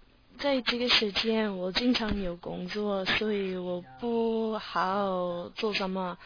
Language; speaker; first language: Chinese; non-native, learner; English